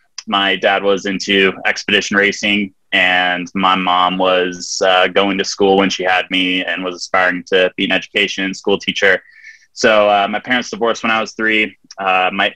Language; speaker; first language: English; native; English